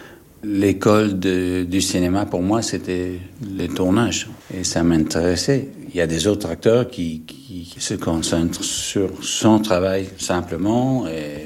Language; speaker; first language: French; non-native, fluent; English